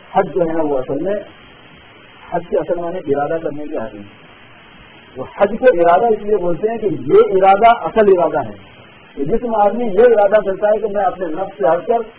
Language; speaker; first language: Urdu; native; Urdu